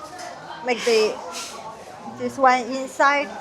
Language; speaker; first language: English; non-native, fluent; Chinese